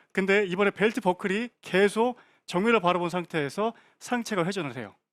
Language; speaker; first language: Korean; native; Korean